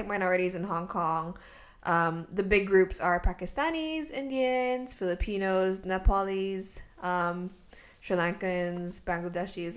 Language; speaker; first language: English; native; English